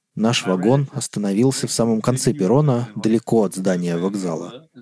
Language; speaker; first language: Russian; non-native, fluent; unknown